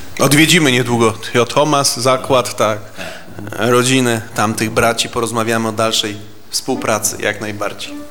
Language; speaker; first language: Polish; native; Polish